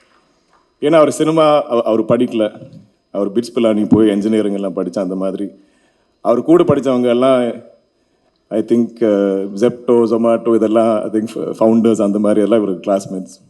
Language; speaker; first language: Tamil; non-native, local second language; Malayalam